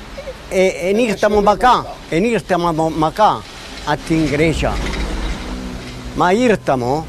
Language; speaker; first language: Greek; early bilingual, heritage; Greek